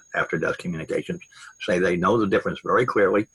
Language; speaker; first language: English; native; English